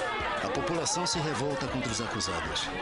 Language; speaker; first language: Portuguese; native; Portuguese